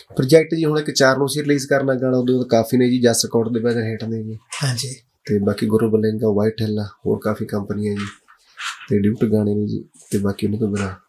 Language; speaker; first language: Punjabi; native; Punjabi